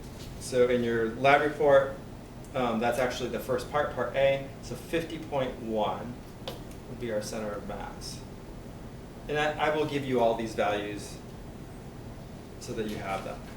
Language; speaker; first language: English; native; English